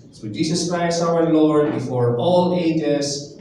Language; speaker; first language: English; non-native, local second language; Filipino